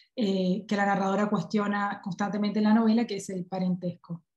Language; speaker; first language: Spanish; native; Spanish